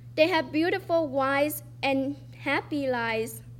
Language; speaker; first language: English; non-native, fluent; Vietnamese